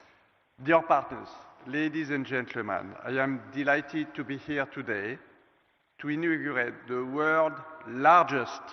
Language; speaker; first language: English; non-native, fluent; French